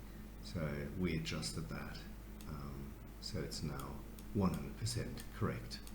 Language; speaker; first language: English; native; English